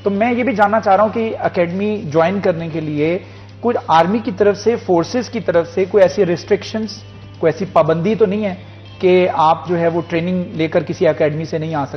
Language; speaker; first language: Hindi; non-native, local second language; Punjabi